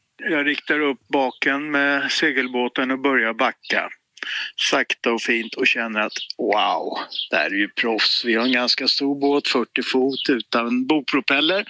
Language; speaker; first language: Swedish; native; Swedish